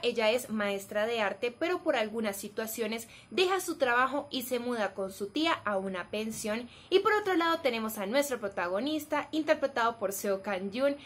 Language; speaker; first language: Spanish; native; Spanish